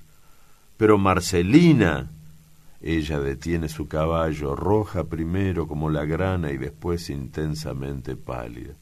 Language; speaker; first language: Spanish; native; Spanish